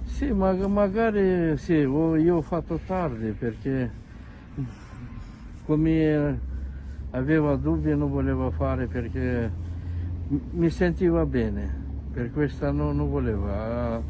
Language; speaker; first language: Italian; non-native, learner; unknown